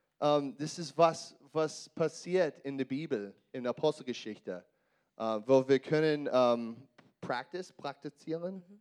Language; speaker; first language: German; non-native, learner; English